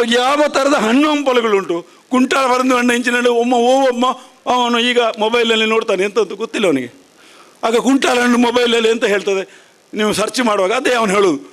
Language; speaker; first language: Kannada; non-native, local second language; Tulu